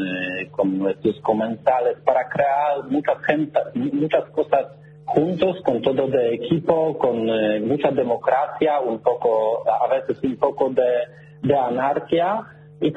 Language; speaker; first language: Spanish; non-native, learner; Polish